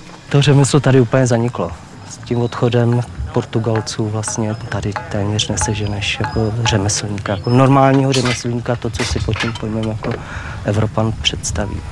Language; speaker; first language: Czech; native; Czech